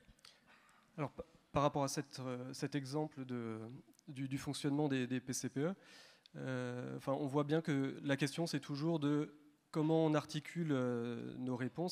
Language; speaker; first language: French; native; French